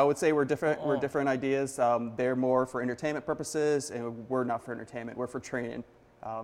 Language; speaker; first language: English; native; English